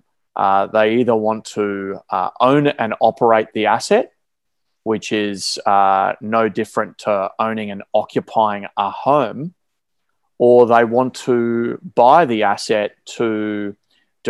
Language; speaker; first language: English; native; English